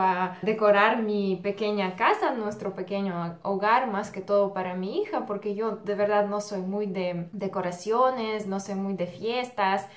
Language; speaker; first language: Spanish; non-native, fluent; Russian